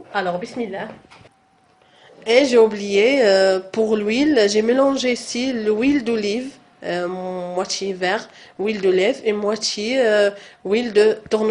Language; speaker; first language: French; non-native, local second language; Arabic